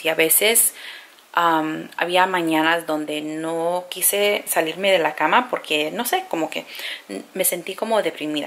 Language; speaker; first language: Spanish; early bilingual, heritage; Spanish